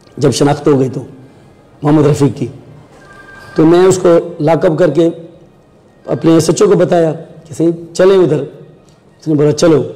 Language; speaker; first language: Urdu; non-native, local second language; Sindhi